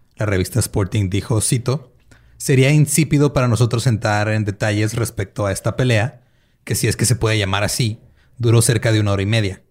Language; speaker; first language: Spanish; native; Spanish